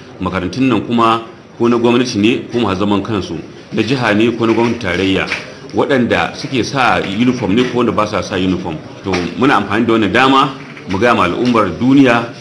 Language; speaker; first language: Hausa; native; Hausa